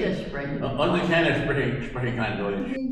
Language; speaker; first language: German; early bilingual, heritage; German